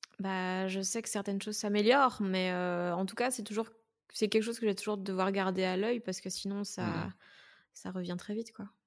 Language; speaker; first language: French; native; French